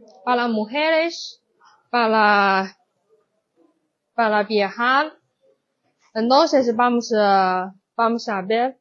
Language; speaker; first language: Spanish; non-native, learner; Chinese